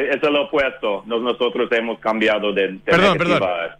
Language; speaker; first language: Spanish; non-native, fluent; English